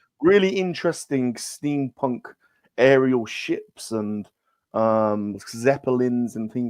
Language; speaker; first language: English; native; English